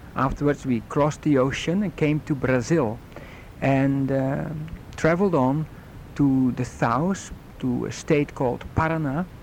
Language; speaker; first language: English; non-native, fluent; Dutch